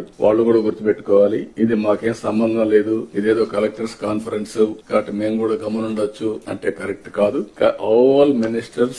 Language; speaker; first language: Telugu; native; Telugu